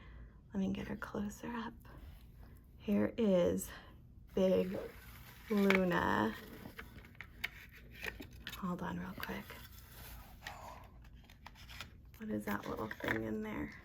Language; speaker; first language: English; native; English